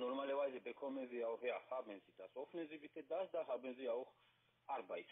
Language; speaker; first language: German; non-native, learner; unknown